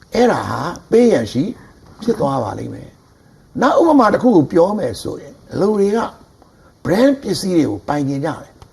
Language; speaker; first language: Burmese; native; Burmese